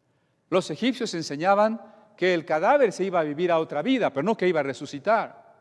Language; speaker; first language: Spanish; native; Spanish